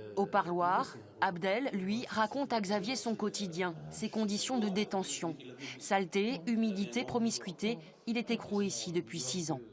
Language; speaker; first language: French; native; French